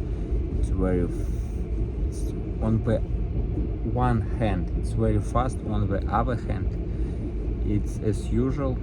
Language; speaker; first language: English; non-native, learner; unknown